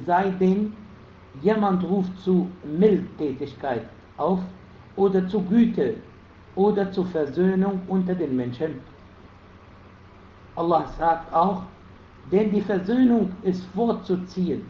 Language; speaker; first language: German; non-native, fluent; Arabic